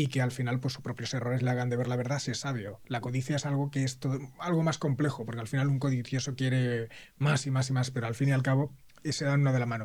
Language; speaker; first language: Spanish; native; Spanish